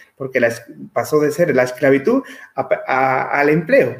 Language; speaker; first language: Spanish; native; Spanish